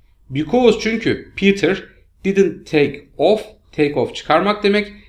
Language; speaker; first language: English; non-native, fluent; Turkish